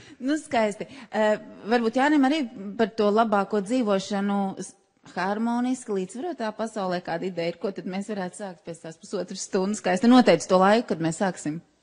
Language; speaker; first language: Latvian; native; Latvian